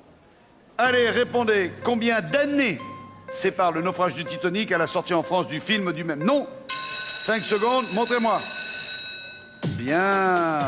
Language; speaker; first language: French; native; French